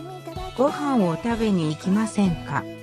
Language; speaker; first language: Japanese; non-native, learner; English